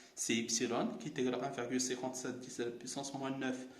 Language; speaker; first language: French; non-native, local second language; Arabic